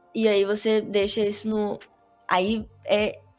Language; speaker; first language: Portuguese; native; Portuguese